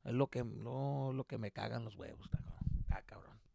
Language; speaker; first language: Spanish; early bilingual, other home language; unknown